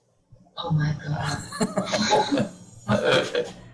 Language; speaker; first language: English; non-native, learner; Thai